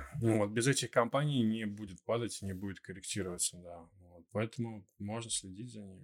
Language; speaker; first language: Russian; native; Russian